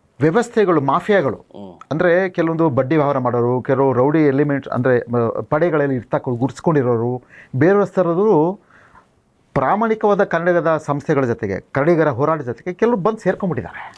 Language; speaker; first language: Kannada; non-native, local second language; Marathi